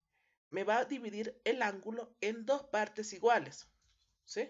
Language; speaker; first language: Spanish; native; Spanish